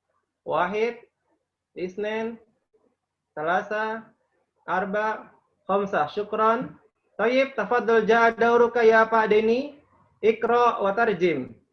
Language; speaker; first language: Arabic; non-native, fluent; Indonesian